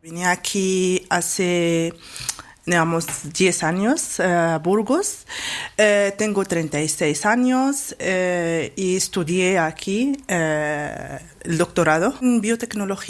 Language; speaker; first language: Spanish; non-native, fluent; Arabic